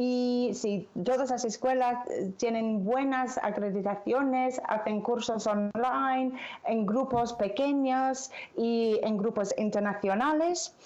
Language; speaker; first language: Spanish; non-native, fluent; English